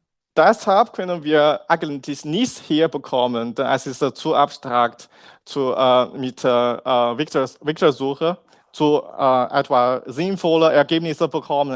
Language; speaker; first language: German; non-native, learner; Chinese